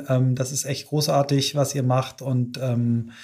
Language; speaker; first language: German; native; German